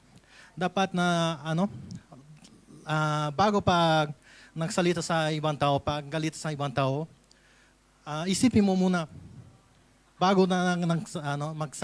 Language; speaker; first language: Filipino; non-native, learner; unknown